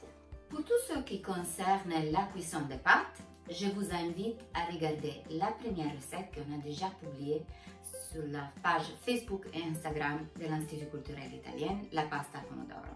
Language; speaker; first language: French; non-native, fluent; Italian